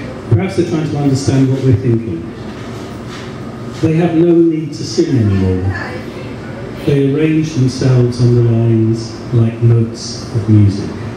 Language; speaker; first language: English; native; English